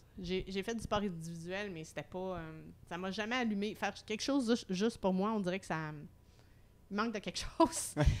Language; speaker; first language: French; native; French